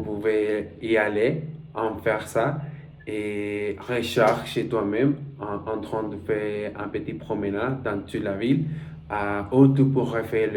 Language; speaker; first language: French; non-native, learner; Spanish